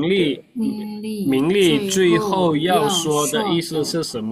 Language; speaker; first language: Chinese; non-native, fluent; Indonesian